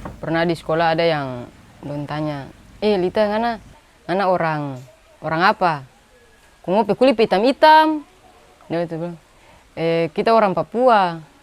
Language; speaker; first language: Indonesian; native; Indonesian